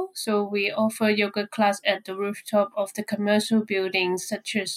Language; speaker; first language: English; non-native, local second language; Cantonese